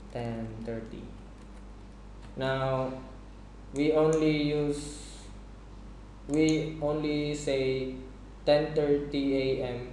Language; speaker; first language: English; non-native, fluent; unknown